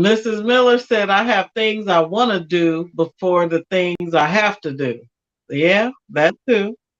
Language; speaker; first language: English; native; English